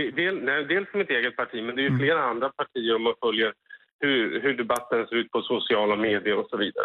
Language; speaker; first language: Swedish; native; Swedish